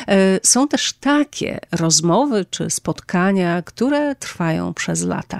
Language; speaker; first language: Polish; native; Polish